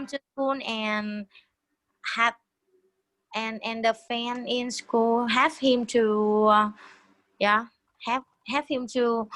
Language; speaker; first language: English; non-native, learner; Vietnamese